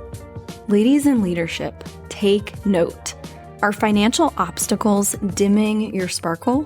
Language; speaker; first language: English; native; English